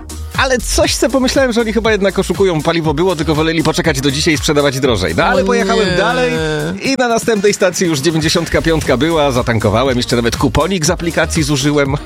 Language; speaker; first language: Polish; native; Polish